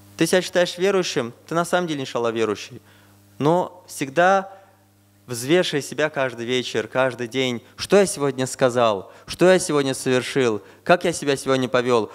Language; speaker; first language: Russian; non-native, fluent; Azerbaijani